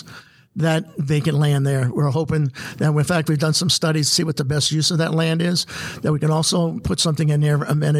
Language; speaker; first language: English; native; English